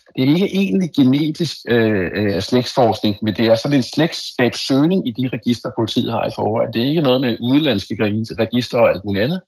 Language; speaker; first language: Danish; native; Danish